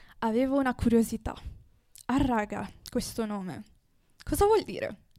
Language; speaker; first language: Italian; native; Italian